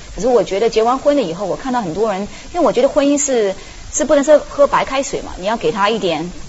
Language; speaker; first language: Chinese; early bilingual, heritage; Chinese